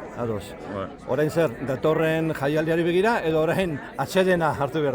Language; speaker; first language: Basque; native; Basque